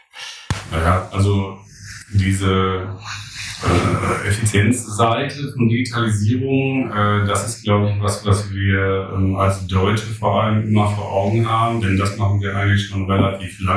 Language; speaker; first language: German; native; German